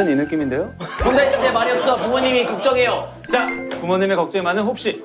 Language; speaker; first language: Korean; native; Korean